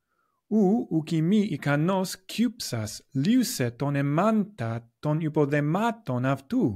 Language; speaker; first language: Greek; non-native, fluent; English